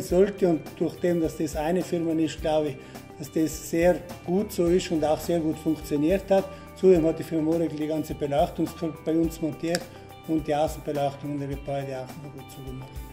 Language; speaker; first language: German; non-native, local second language; Italian